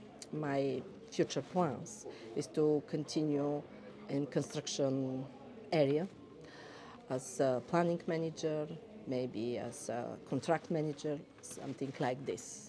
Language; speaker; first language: English; non-native, learner; Bulgarian